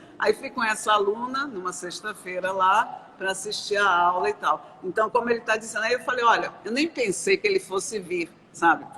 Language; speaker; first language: Portuguese; native; Portuguese